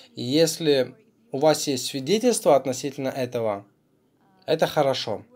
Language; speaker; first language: Russian; non-native, fluent; Korean